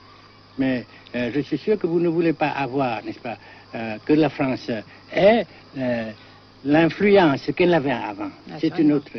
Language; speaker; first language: French; non-native, local second language; Vietnamese